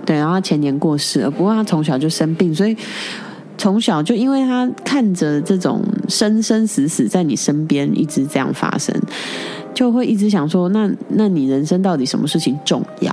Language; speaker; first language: Chinese; native; Chinese